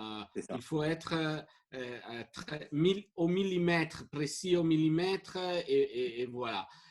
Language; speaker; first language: French; non-native, fluent; Italian